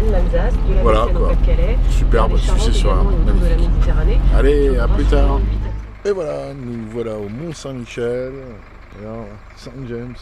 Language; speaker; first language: French; native; French